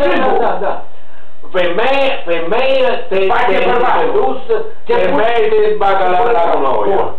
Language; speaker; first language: Romanian; non-native, learner; Italian